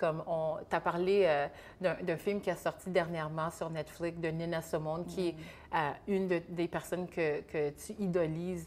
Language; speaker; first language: French; native; French